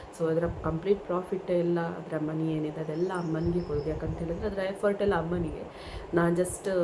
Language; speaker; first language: Kannada; non-native, local second language; Tulu